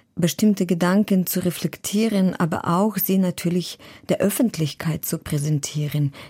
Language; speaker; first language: German; non-native, fluent; Ukrainian